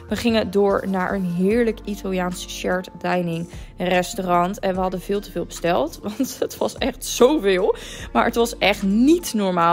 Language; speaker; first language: Dutch; native; Dutch